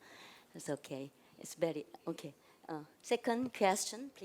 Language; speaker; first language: English; non-native, learner; Korean